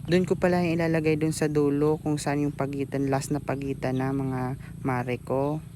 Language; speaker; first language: Filipino; non-native, local second language; Bikol